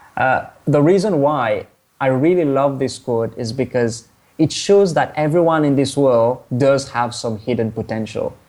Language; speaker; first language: English; non-native, fluent; Morisyen